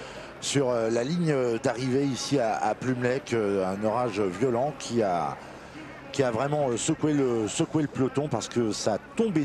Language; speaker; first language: French; native; French